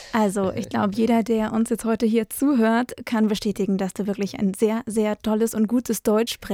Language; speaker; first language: German; native; German